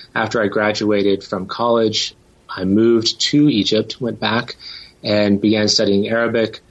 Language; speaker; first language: English; native; English